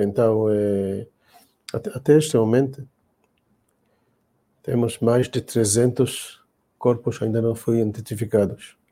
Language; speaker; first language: Portuguese; non-native, learner; Hebrew